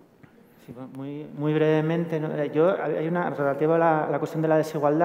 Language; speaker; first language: Spanish; native; Spanish